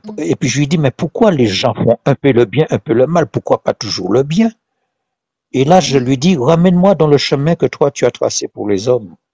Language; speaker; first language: French; non-native, local second language; Haitian Creole